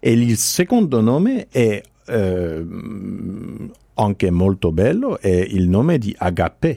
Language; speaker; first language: Italian; non-native, fluent; French